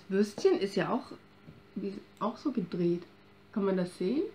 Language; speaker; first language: German; native; German